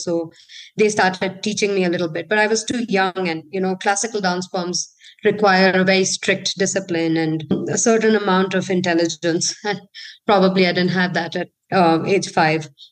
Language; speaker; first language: English; non-native, local second language; Hindi